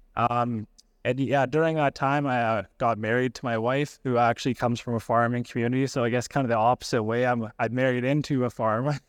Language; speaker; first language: English; native; English